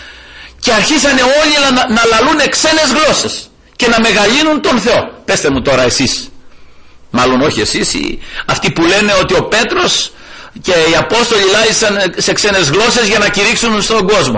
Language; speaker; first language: Greek; native; Greek